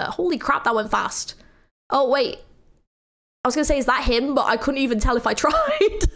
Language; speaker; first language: English; native; English